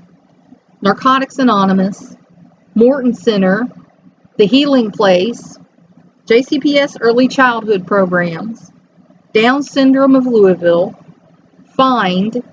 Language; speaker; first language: English; native; English